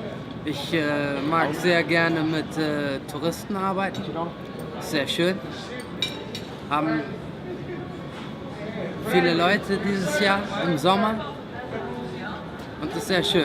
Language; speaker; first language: German; early bilingual, other home language; Portuguese